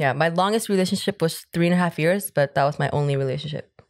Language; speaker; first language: English; native; English